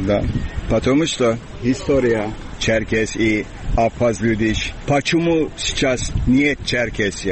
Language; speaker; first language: Russian; non-native, learner; Turkish